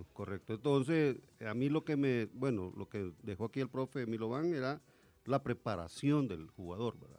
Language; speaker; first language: Spanish; native; Spanish